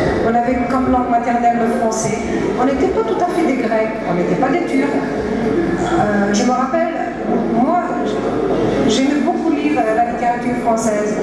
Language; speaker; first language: French; early bilingual, heritage; Greek